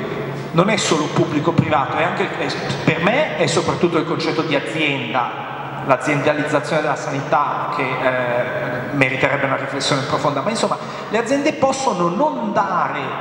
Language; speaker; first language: Italian; native; Italian